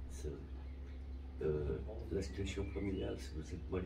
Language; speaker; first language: French; non-native, fluent; Romanian